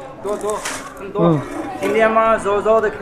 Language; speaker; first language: Chinese; non-native, local second language; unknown